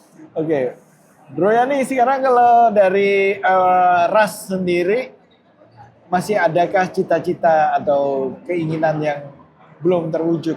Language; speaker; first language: Indonesian; native; Indonesian